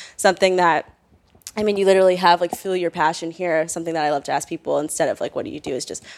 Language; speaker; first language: English; native; English